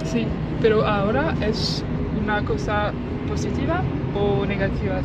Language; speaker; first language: Spanish; non-native, learner; French